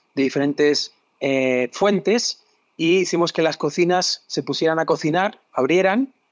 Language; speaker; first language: Spanish; native; Spanish